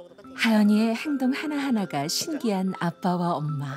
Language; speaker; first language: Korean; native; Korean